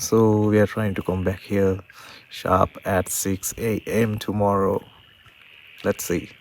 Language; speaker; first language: English; non-native, local second language; Sinhala